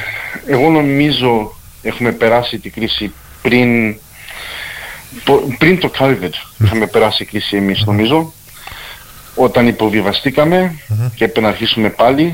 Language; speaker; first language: Greek; early bilingual, heritage; Greek